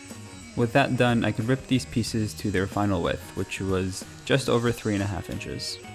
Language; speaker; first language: English; native; English